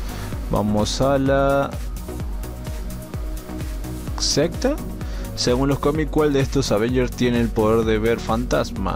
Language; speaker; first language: Spanish; native; Spanish